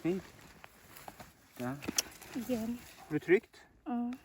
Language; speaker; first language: Swedish; non-native, learner; Thai